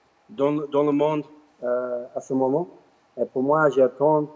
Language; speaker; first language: French; non-native, learner; English